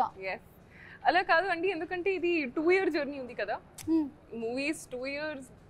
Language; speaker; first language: Telugu; non-native, learner; Hindi